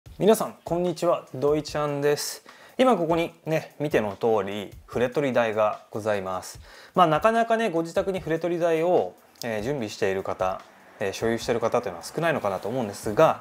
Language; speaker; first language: Japanese; native; Japanese